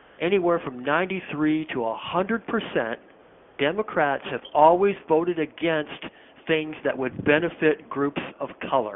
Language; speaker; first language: English; native; English